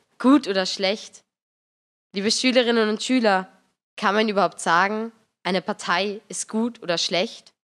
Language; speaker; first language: German; native; German